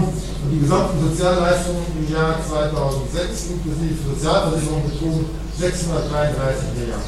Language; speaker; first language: German; native; German